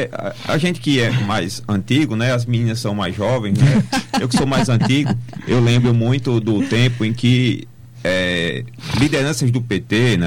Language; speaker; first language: Portuguese; native; Portuguese